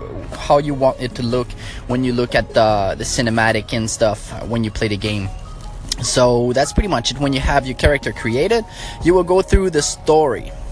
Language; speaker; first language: English; non-native, fluent; French